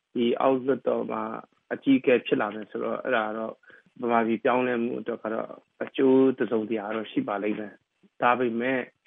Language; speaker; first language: Burmese; non-native, local second language; Kachin